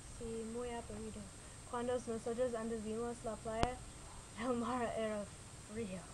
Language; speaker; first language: Spanish; non-native, learner; English